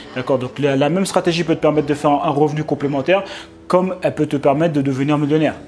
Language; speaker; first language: French; native; French